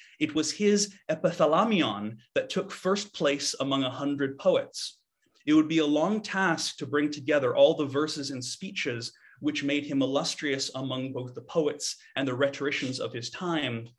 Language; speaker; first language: English; native; English